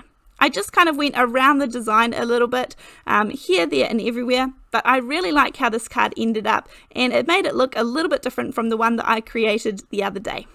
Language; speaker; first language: English; native; English